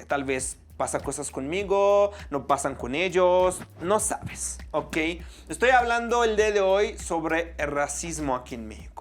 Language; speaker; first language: Spanish; non-native, fluent; Arabic